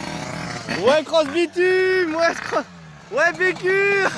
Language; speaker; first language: French; native; French